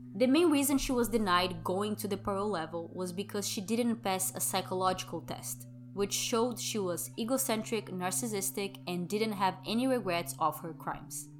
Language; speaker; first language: English; non-native, fluent; Portuguese